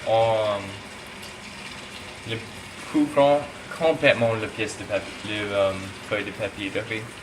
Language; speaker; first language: French; non-native, fluent; English